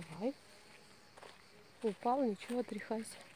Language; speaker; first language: Russian; native; Russian